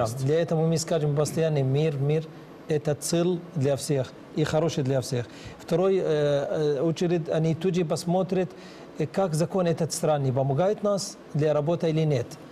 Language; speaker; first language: Russian; non-native, learner; Arabic